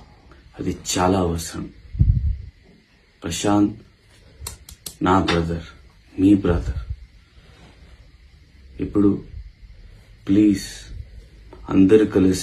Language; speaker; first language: Telugu; non-native, learner; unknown